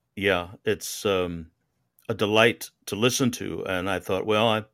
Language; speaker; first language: English; native; English